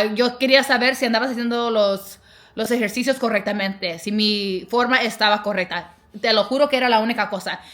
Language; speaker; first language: Spanish; early bilingual, heritage; Spanish